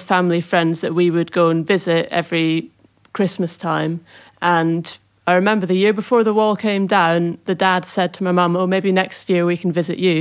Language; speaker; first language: English; native; English